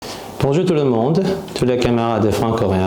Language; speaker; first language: French; non-native, fluent; Korean